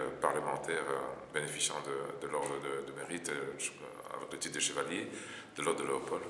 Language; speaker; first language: French; non-native, local second language; Lingala